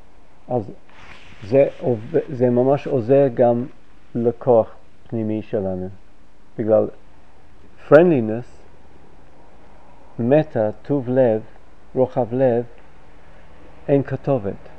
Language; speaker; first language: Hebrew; non-native, fluent; English